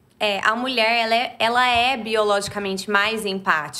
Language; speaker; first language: Portuguese; native; Portuguese